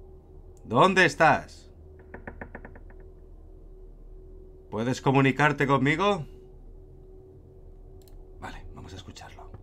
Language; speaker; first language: Spanish; native; Spanish